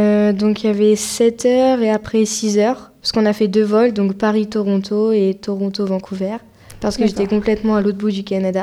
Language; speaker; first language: French; native; French